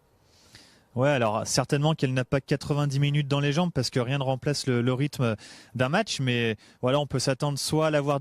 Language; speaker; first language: French; native; French